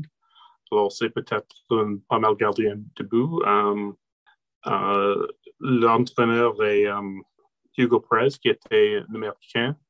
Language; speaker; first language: French; non-native, local second language; English